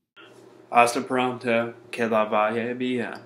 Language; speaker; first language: Spanish; non-native, learner; English